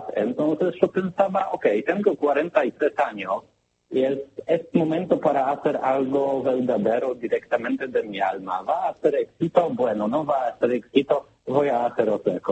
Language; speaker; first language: Spanish; non-native, learner; Polish